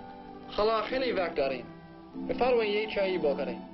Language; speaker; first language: Persian; non-native, learner; English